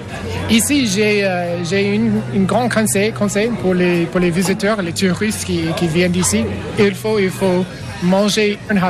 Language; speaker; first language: French; non-native, learner; English